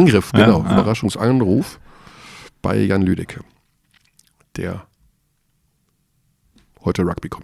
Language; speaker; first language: German; native; German